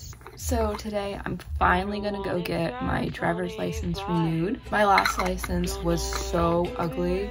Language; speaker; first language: English; native; English